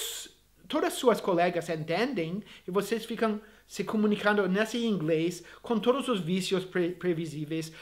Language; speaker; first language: Portuguese; non-native, fluent; English